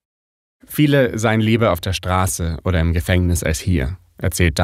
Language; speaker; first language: German; native; German